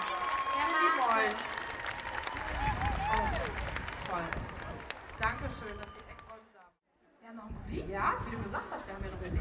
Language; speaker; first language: German; native; German